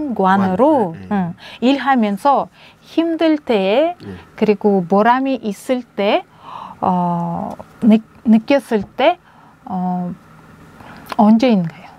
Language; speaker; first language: Korean; non-native, learner; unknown